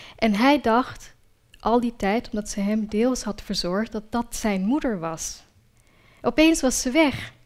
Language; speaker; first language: Dutch; early bilingual, other home language; Urdu